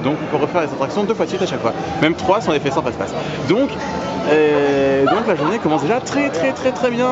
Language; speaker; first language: French; native; French